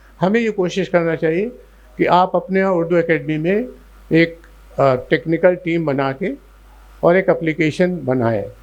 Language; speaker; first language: Urdu; native; Urdu